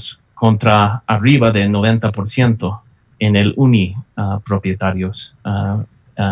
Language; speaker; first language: Spanish; non-native, fluent; English